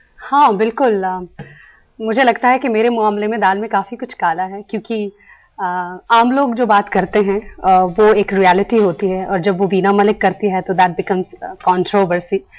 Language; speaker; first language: Urdu; native; Urdu